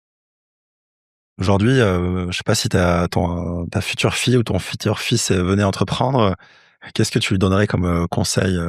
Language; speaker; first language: French; native; French